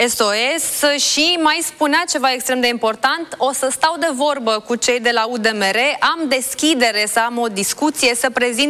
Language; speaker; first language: Romanian; native; Romanian